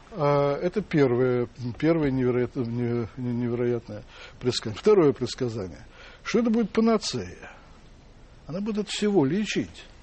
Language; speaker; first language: Russian; native; Russian